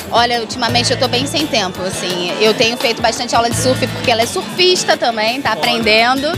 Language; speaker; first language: Portuguese; native; Portuguese